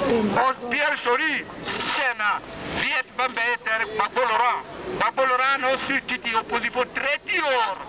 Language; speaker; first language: Swedish; non-native, learner; French